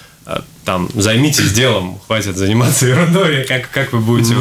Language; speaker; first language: Russian; native; Russian